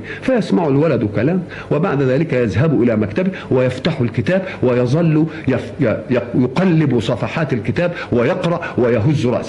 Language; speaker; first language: Arabic; native; Arabic